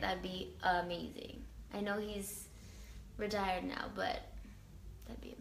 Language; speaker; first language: English; early bilingual, other home language; Spanish